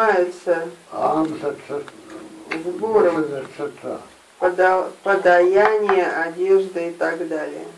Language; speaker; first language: Russian; native; Russian